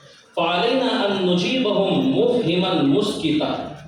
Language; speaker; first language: Arabic; non-native, fluent; Urdu